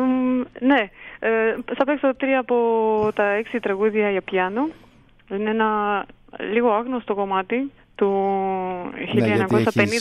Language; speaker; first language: Greek; early bilingual, heritage; Romanian